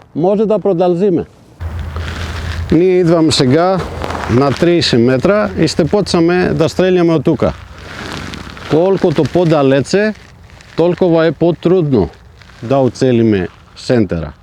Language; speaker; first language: Bulgarian; non-native, fluent; Macedonian